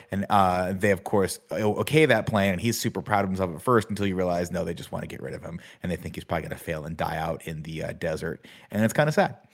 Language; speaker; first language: English; native; English